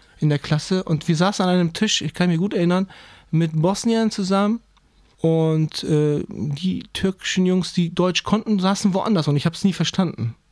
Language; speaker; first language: German; early bilingual, other home language; Turkish